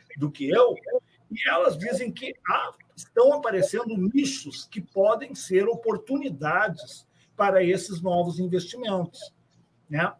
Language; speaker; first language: Portuguese; native; Portuguese